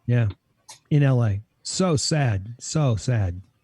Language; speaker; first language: English; native; English